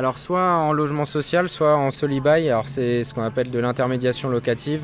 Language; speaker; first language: French; native; French